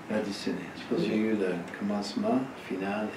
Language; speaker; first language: French; non-native, learner; English